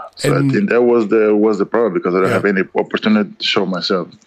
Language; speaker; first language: English; non-native, learner; Kabuverdianu